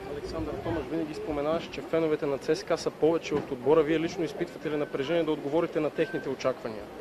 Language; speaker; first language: Bulgarian; native; Bulgarian